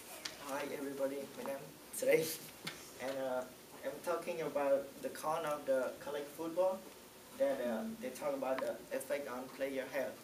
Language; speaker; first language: English; non-native, learner; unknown